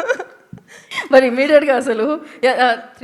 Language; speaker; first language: Telugu; native; Telugu